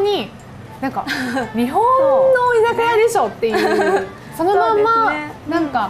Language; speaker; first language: Japanese; native; Japanese